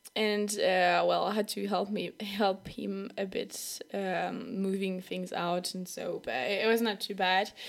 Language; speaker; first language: English; non-native, fluent; French